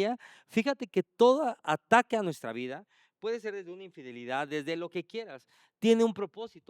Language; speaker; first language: Spanish; native; Spanish